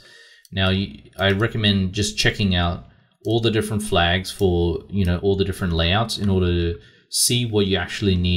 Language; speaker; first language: English; native; English